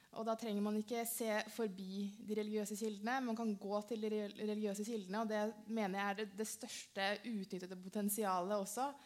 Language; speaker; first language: Norwegian; early bilingual, other home language; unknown